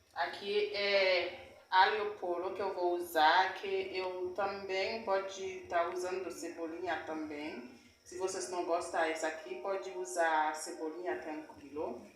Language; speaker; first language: Portuguese; non-native, learner; Haitian Creole